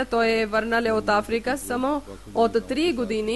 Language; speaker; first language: Bulgarian; non-native, learner; Urdu